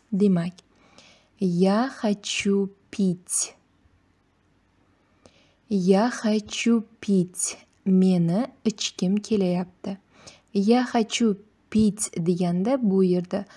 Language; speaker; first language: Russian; non-native, fluent; Uzbek